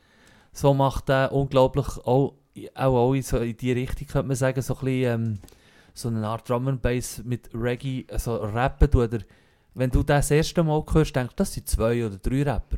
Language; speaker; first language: German; native; German